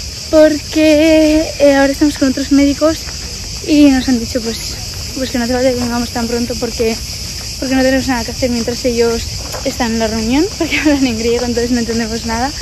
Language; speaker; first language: Spanish; native; Spanish